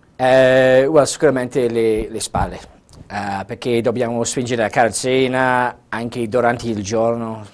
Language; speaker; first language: Italian; non-native, fluent; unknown